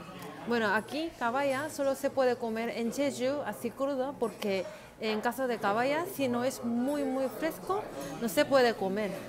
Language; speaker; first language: Spanish; non-native, learner; Korean